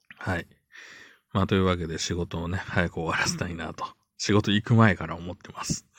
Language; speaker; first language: Japanese; native; Japanese